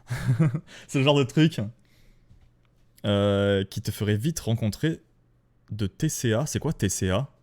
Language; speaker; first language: French; native; French